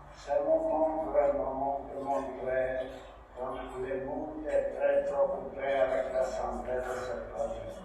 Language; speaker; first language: French; non-native, fluent; Portuguese